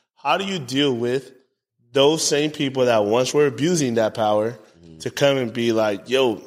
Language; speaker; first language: English; early bilingual, other home language; Spanish